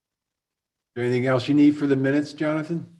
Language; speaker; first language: English; native; English